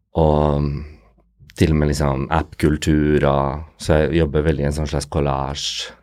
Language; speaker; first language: Norwegian; early bilingual, other home language; Bosnian